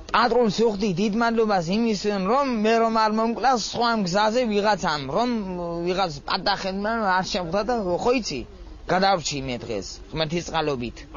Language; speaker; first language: Georgian; non-native, local second language; Mingrelian